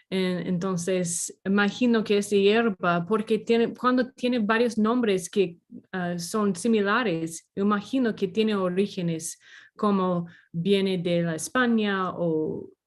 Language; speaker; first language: Spanish; non-native, learner; English